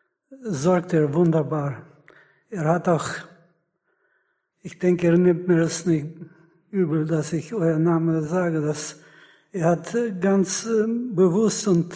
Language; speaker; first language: German; non-native, fluent; Russian